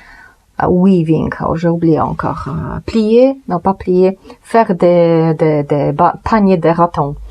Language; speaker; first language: French; non-native, fluent; Polish